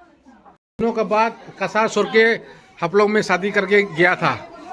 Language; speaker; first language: Hindi; non-native, local second language; Rongmei Naga